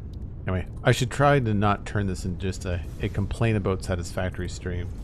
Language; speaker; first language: English; native; English